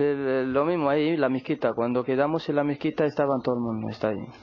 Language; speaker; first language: Spanish; non-native, learner; Arabic